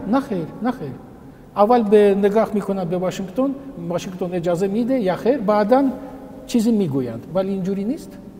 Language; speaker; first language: Persian; non-native, fluent; Russian